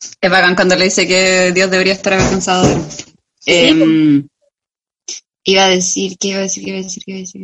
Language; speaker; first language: Spanish; native; Spanish